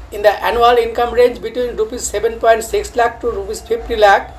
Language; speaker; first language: English; non-native, local second language; Bangla